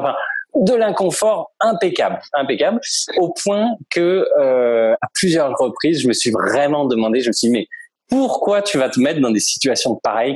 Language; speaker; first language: French; native; French